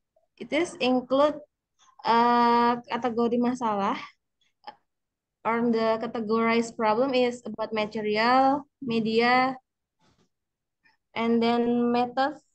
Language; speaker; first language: English; non-native, learner; Indonesian